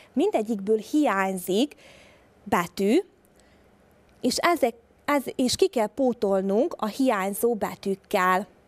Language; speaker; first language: Hungarian; native; Hungarian